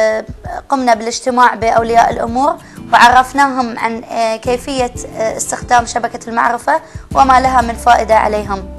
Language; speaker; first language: Arabic; native; Arabic